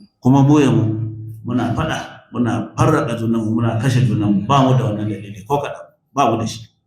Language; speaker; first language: Hausa; native; Hausa